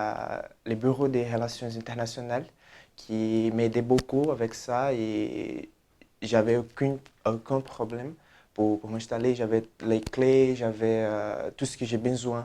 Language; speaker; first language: French; non-native, fluent; Portuguese